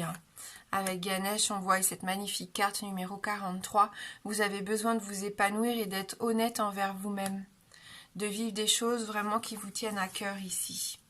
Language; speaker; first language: French; native; French